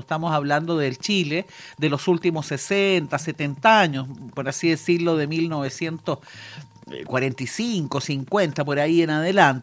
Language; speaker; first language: Spanish; native; Spanish